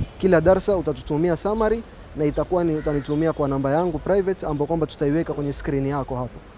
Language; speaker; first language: Swahili; native; Swahili